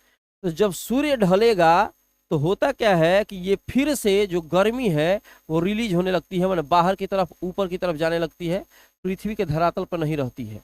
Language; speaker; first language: Hindi; native; Hindi